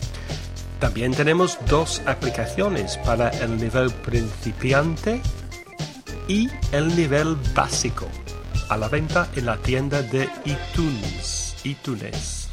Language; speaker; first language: Spanish; non-native, fluent; English